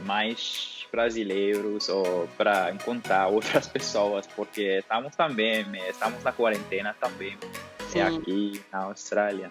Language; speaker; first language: Portuguese; non-native, learner; Spanish